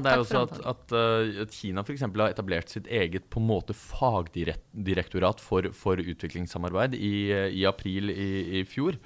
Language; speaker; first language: Norwegian; native; Norwegian